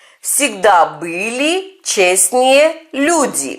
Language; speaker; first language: Russian; non-native, fluent; Turkish